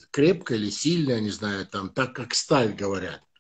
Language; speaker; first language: Russian; non-native, fluent; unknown